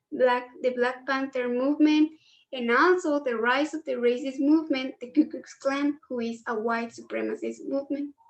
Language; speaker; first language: English; non-native, learner; Spanish